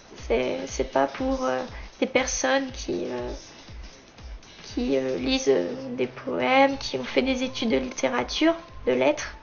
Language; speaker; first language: French; native; French